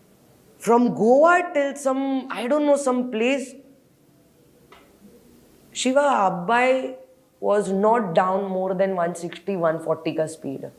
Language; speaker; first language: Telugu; non-native, learner; Hindi